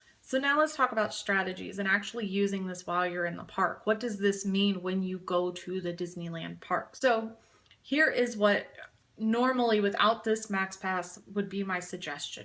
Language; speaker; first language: English; native; English